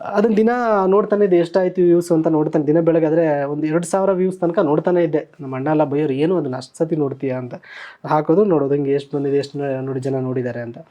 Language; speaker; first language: Kannada; native; Kannada